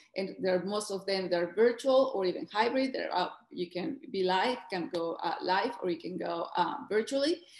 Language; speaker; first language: English; non-native, fluent; Spanish